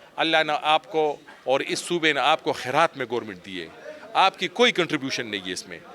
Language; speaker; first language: Urdu; non-native, local second language; Pashto